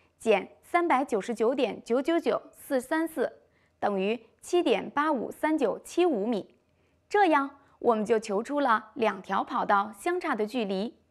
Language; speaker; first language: Chinese; native; Chinese